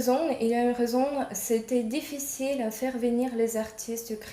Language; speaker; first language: French; non-native, fluent; Ukrainian